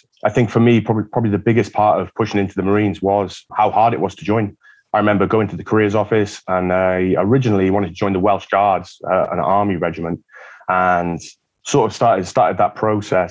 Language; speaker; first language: English; native; English